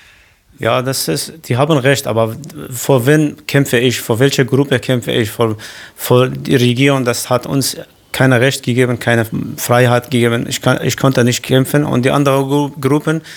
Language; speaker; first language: German; non-native, local second language; Kurdish